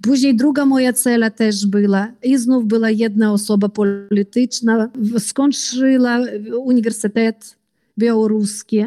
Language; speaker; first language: Polish; early bilingual, heritage; Polish